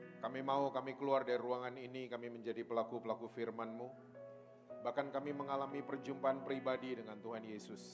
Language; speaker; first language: Indonesian; native; Indonesian